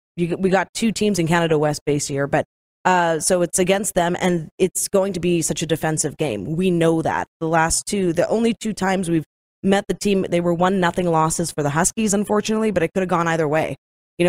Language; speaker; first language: English; native; English